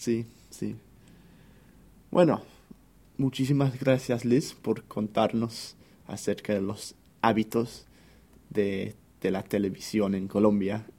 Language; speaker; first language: Spanish; non-native, fluent; English